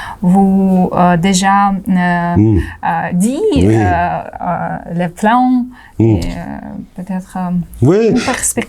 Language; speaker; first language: French; non-native, learner; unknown